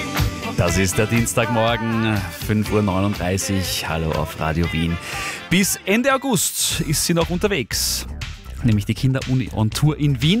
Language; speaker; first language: German; native; German